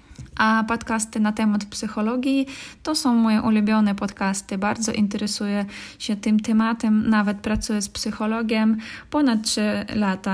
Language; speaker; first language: Polish; non-native, fluent; Russian